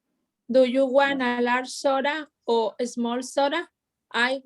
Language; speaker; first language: English; non-native, learner; Spanish